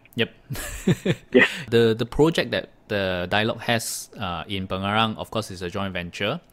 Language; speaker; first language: English; non-native, local second language; Chinese